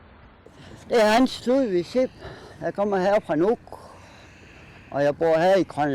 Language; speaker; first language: Danish; non-native, local second language; Kalaallisut